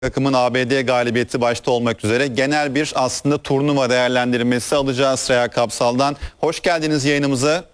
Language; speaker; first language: Turkish; native; Turkish